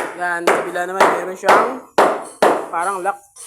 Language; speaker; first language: Filipino; native; Filipino